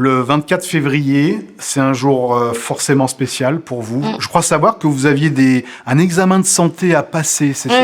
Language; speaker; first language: French; native; French